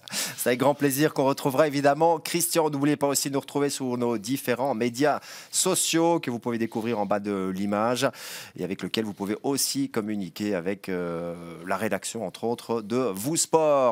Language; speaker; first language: French; native; French